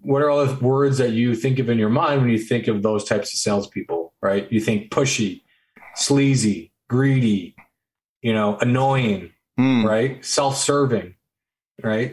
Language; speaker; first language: English; native; English